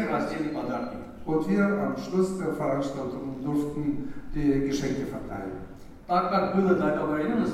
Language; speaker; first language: German; non-native, fluent; Russian